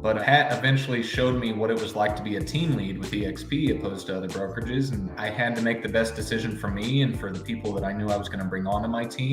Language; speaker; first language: English; native; English